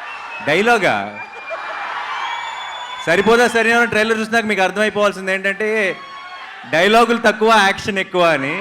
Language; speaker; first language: Telugu; native; Telugu